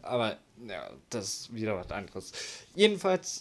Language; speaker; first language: German; native; German